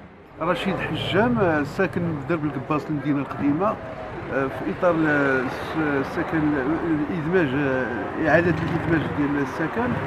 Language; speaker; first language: Arabic; native; Arabic